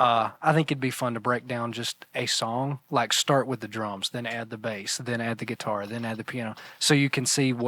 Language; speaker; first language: English; native; English